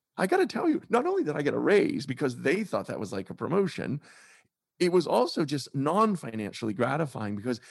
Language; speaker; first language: English; native; English